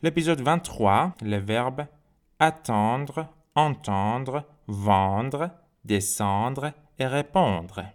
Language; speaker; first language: French; non-native, fluent; Persian